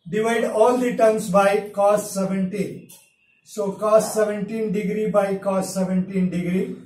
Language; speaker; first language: English; non-native, local second language; Kannada